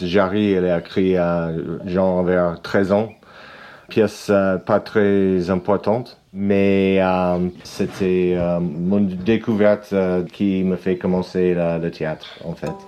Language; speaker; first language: French; non-native, fluent; English